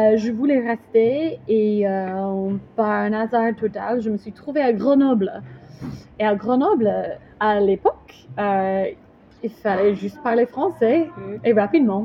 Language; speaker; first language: French; non-native, fluent; English